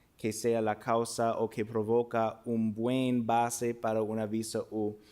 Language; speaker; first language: Spanish; non-native, fluent; English